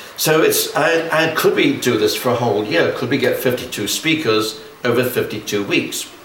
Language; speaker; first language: English; native; English